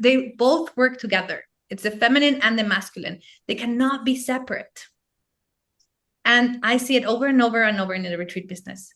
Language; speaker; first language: English; non-native, fluent; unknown